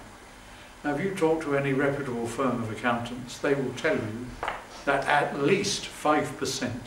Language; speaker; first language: English; native; English